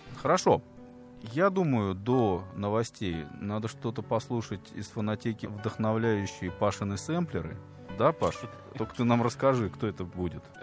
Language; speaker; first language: Russian; native; Russian